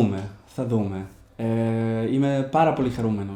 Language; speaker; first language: Greek; non-native, learner; Spanish